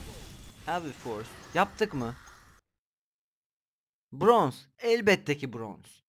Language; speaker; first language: Turkish; native; Turkish